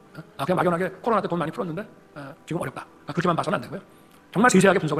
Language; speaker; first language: Korean; native; Korean